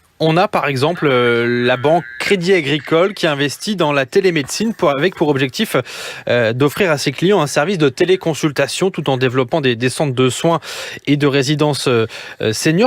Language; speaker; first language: French; native; French